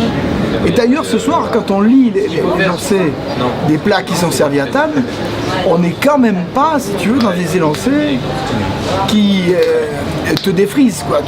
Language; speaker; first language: French; native; French